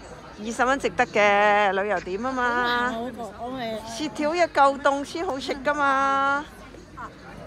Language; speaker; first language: Chinese; native; Chinese